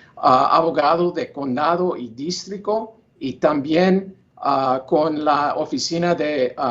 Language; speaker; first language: Spanish; non-native, learner; English